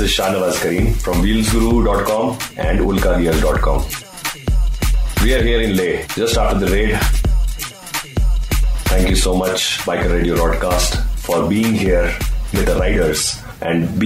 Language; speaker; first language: English; non-native, local second language; Hindi